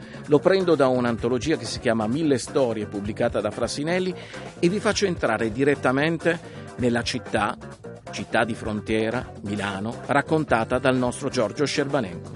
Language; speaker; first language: Italian; native; Italian